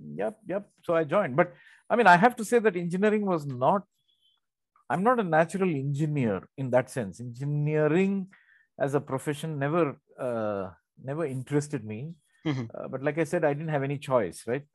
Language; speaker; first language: English; non-native, local second language; Tamil